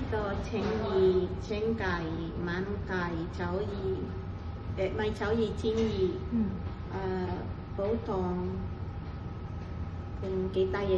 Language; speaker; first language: Cantonese; non-native, learner; Indonesian